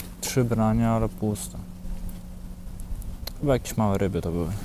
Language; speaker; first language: Polish; native; Polish